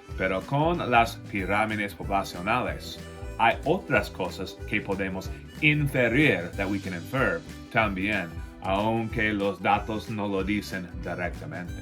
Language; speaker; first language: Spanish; non-native, fluent; English